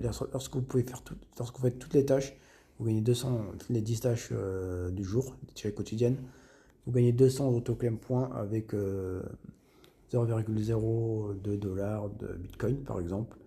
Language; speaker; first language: French; native; French